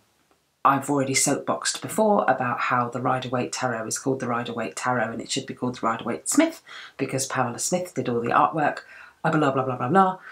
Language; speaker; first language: English; native; English